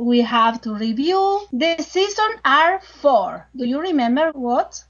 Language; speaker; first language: English; non-native, learner; Spanish